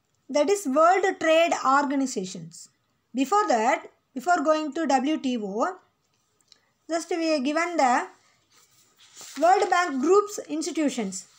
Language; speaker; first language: English; non-native, local second language; Tamil